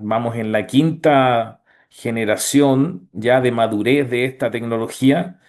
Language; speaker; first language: Spanish; native; Spanish